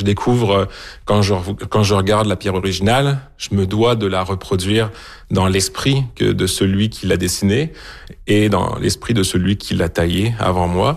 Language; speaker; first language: French; native; French